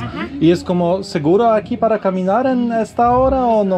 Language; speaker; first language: Spanish; non-native, learner; Polish